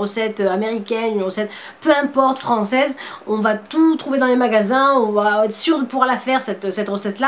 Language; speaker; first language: French; native; French